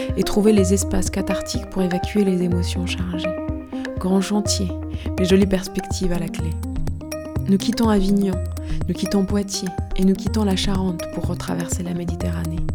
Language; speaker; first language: French; non-native, local second language; Arabic